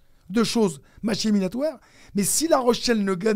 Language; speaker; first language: French; native; French